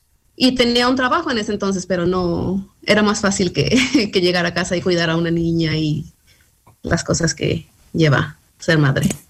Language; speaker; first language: Spanish; early bilingual, heritage; Spanish